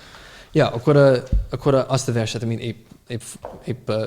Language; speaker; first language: Hungarian; non-native, fluent; English